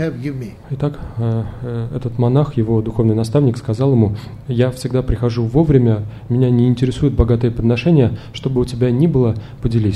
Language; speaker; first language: Russian; native; Russian